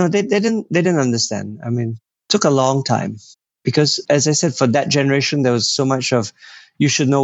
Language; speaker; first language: English; native; English